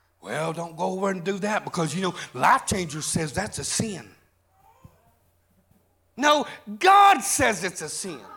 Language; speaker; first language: English; native; English